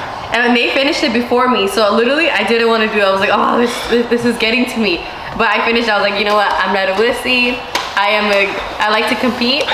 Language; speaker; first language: English; early bilingual, other home language; Spanish